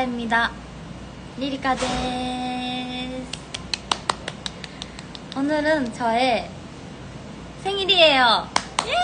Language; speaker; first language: Korean; non-native, fluent; Japanese